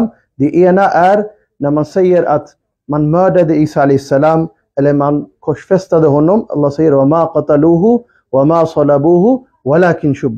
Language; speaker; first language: Swedish; early bilingual, other home language; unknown